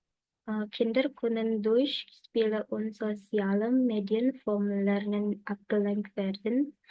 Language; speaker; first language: German; non-native, learner; Indonesian